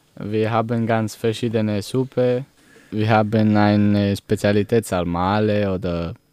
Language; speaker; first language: German; non-native, learner; Romanian